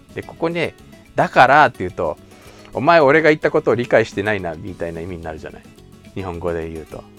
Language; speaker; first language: Japanese; native; Japanese